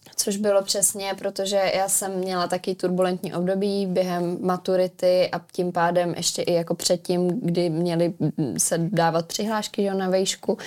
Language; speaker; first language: Czech; native; Czech